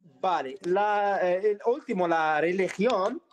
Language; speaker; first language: Spanish; non-native, learner; Arabic